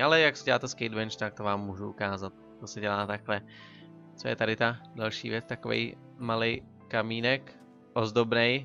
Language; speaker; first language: Czech; native; Czech